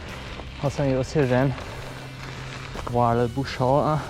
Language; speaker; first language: Chinese; non-native, fluent; German